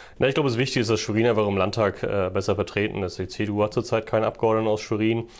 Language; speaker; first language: German; native; German